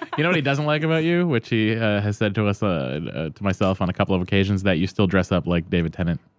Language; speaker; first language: English; native; English